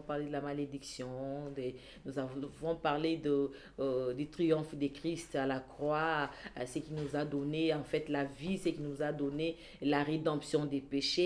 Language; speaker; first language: French; non-native, local second language; Lingala